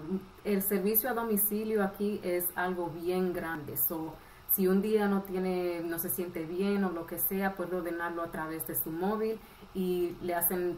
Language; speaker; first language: Spanish; early bilingual, heritage; Spanish